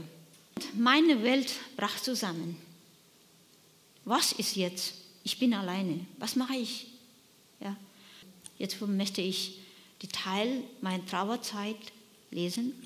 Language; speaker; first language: German; non-native, learner; Nepali